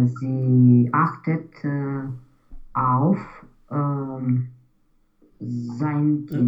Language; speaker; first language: German; non-native, learner; Romanian